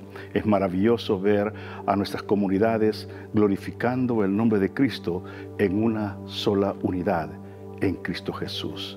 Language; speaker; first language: Spanish; native; Spanish